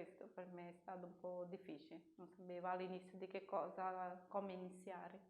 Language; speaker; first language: Italian; non-native, learner; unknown